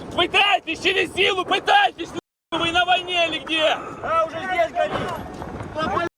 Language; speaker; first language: Ukrainian; native; Ukrainian